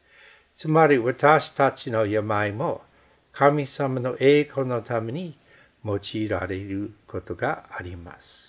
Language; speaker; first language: Japanese; non-native, fluent; English